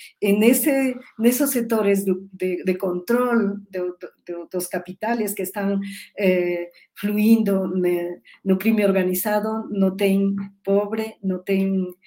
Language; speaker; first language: Spanish; native; Spanish